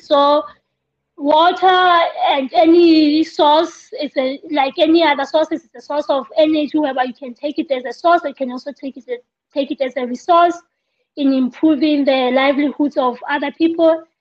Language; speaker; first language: English; non-native, local second language; Southern Sotho